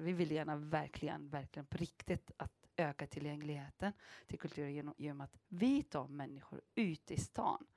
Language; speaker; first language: Swedish; non-native, fluent; Arabic